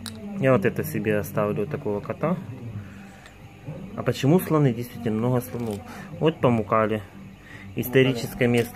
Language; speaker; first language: Russian; native; Russian